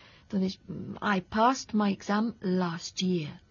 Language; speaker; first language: English; non-native, fluent; Spanish